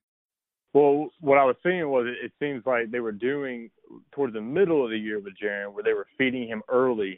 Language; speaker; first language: English; native; English